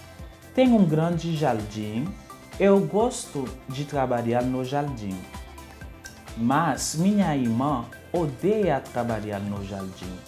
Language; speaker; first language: Portuguese; non-native, learner; Haitian Creole